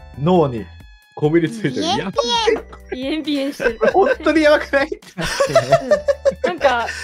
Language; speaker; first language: Japanese; native; Japanese